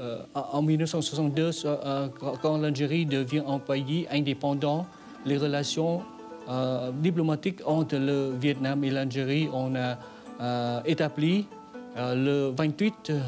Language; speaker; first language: French; non-native, fluent; Vietnamese